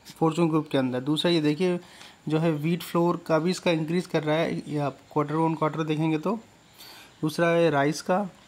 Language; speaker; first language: Hindi; native; Hindi